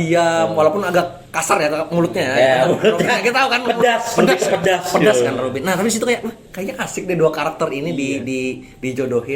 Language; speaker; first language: Indonesian; native; Indonesian